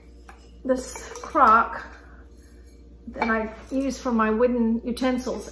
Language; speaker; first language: English; native; English